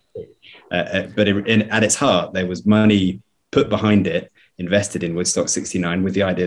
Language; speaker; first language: English; native; English